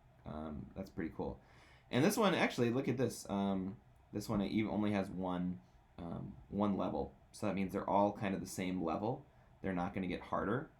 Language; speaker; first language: English; native; English